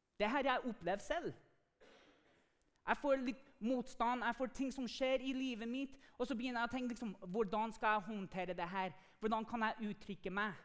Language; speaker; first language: Norwegian; non-native, fluent; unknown